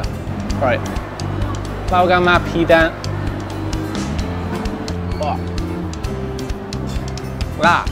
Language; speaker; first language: Chinese; non-native, fluent; English